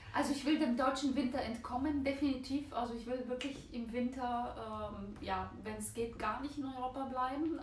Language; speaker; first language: German; non-native, fluent; Bulgarian